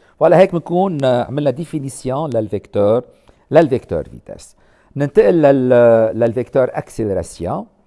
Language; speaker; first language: French; non-native, local second language; Arabic